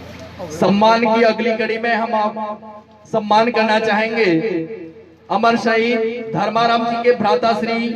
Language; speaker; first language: Hindi; native; Hindi